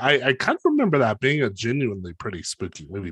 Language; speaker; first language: English; native; English